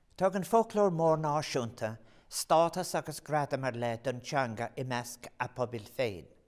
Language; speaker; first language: Irish; non-native, local second language; English